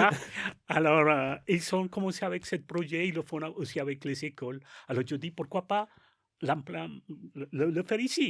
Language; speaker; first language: French; non-native, learner; Spanish